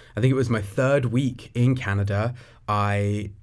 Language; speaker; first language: English; native; English